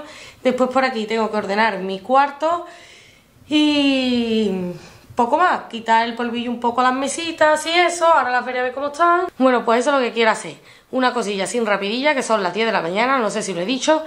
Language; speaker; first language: Spanish; native; Spanish